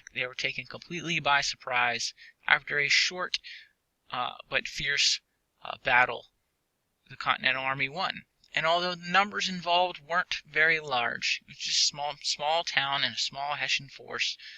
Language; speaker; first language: English; native; English